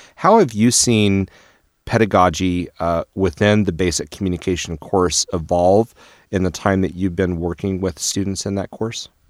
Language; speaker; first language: English; native; English